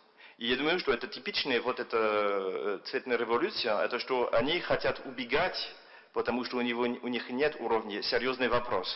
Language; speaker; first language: Russian; non-native, fluent; French